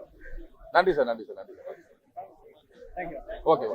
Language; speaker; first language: Tamil; native; Tamil